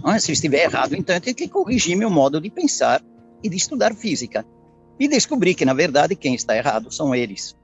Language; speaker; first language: Portuguese; early bilingual, other home language; Italian